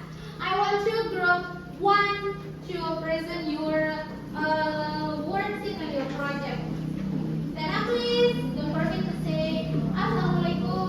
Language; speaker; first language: English; non-native, learner; Indonesian